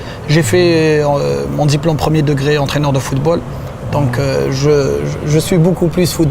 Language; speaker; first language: French; non-native, local second language; Arabic